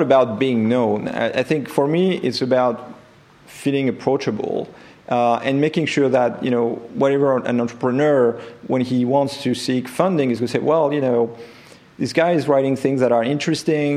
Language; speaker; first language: English; non-native, fluent; French